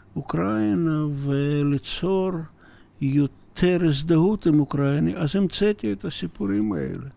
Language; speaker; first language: Hebrew; non-native, fluent; Russian